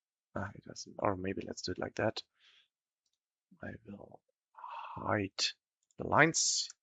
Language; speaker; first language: English; non-native, fluent; German